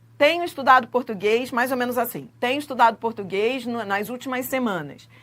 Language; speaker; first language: Portuguese; native; Portuguese